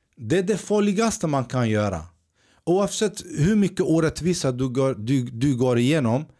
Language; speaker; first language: Swedish; early bilingual, other home language; Arabic